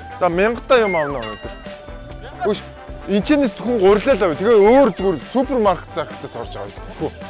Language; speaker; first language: Mongolian; native; Mongolian